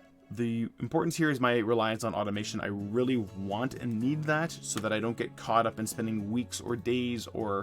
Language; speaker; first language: English; native; English